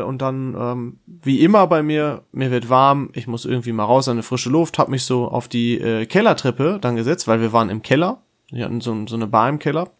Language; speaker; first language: German; native; German